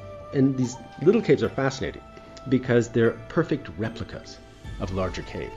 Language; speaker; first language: English; native; English